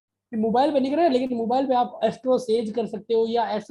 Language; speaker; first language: Hindi; native; Hindi